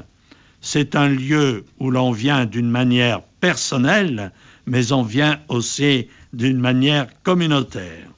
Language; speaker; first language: French; native; French